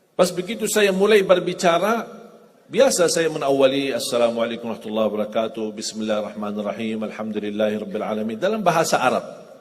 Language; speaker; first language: Indonesian; non-native, fluent; Arabic